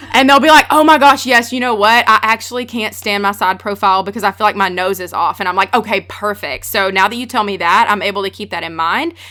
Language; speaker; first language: English; native; English